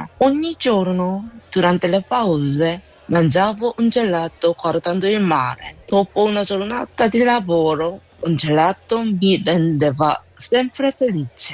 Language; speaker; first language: Italian; non-native, learner; Korean